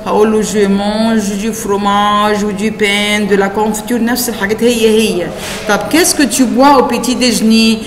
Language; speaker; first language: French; non-native, fluent; Arabic